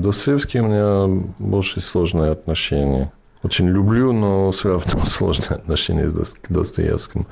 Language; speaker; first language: Russian; non-native, fluent; English